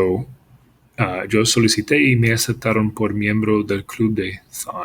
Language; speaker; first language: Spanish; non-native, fluent; English